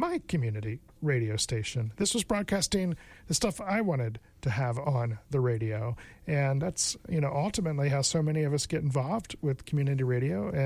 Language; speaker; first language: English; native; English